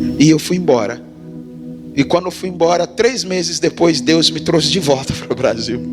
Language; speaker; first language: Portuguese; non-native, fluent; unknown